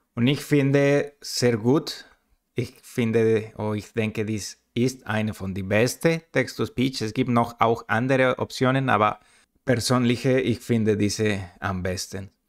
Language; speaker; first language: German; non-native, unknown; Spanish